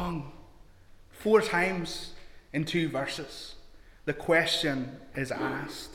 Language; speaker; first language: English; native; English